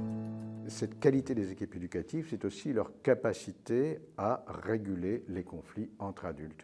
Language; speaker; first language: French; native; French